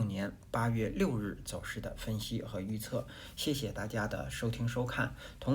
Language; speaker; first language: Chinese; native; Chinese